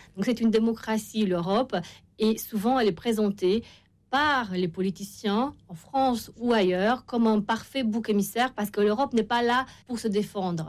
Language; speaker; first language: French; non-native, fluent; Romanian